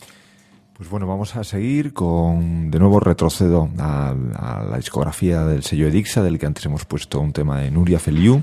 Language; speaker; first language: Spanish; native; Spanish